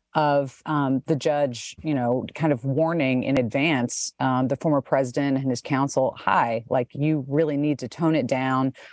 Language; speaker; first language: English; native; English